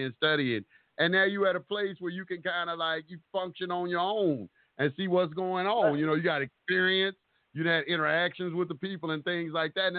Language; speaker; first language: English; native; English